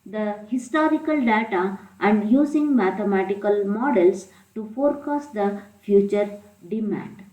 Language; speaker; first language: English; non-native, local second language; Kannada